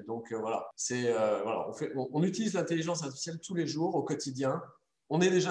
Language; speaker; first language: French; native; French